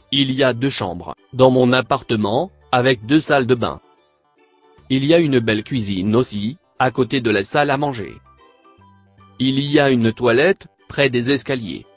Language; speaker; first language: French; non-native, learner; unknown